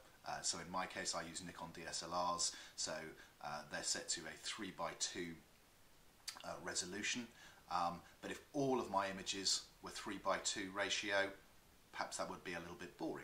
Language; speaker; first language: English; native; English